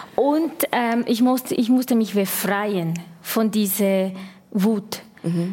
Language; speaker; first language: German; non-native, fluent; Spanish